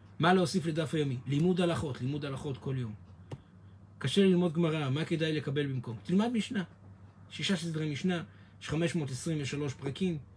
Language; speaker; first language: Hebrew; native; Hebrew